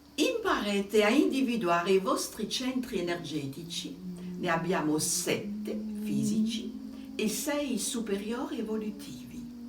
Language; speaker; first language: Italian; non-native, fluent; French